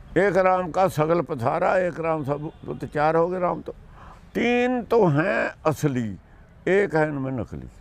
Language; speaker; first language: Hindi; non-native, local second language; Punjabi